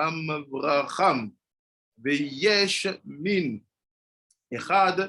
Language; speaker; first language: Hebrew; non-native, fluent; French